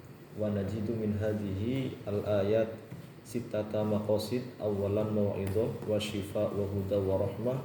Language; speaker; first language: Arabic; non-native, learner; Indonesian